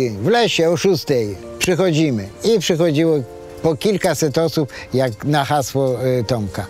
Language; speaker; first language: Polish; native; Polish